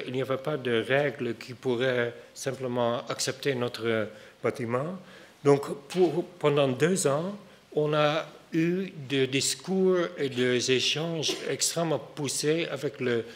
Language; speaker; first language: French; non-native, fluent; Dutch